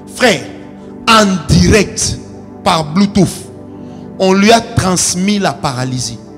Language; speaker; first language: French; non-native, local second language; Lingala